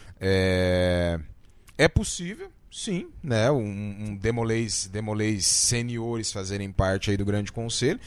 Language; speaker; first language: Portuguese; native; Portuguese